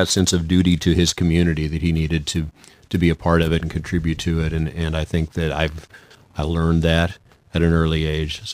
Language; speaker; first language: English; native; English